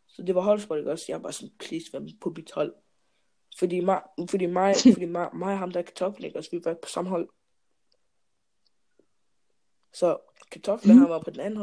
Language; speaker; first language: Danish; early bilingual, other home language; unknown